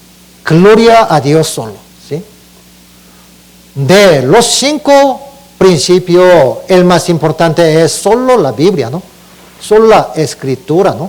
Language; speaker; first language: Spanish; non-native, learner; Korean